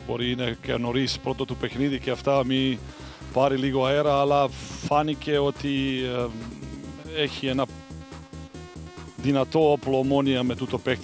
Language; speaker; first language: Greek; non-native, fluent; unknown